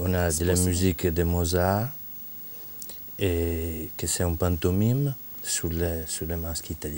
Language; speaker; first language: French; non-native, fluent; Italian